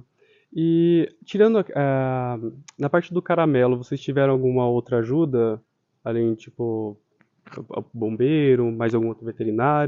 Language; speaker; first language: Portuguese; native; Portuguese